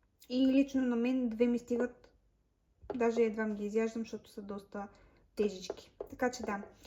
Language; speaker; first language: Bulgarian; native; Bulgarian